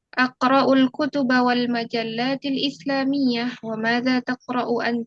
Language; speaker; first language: Arabic; non-native, fluent; Indonesian